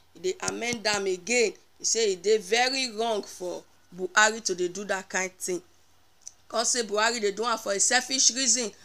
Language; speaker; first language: Nigerian Pidgin; native; Nigerian Pidgin